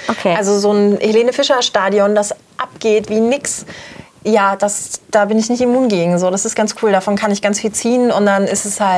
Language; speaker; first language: German; native; German